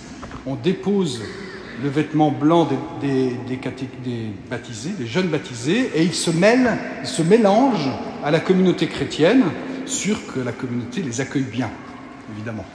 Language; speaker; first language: French; native; French